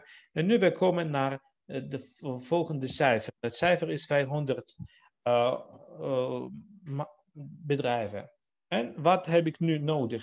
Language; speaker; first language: Dutch; non-native, fluent; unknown